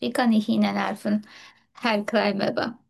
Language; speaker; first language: German; non-native, learner; Turkish